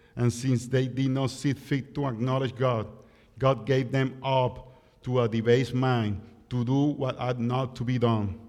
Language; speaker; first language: English; non-native, fluent; Spanish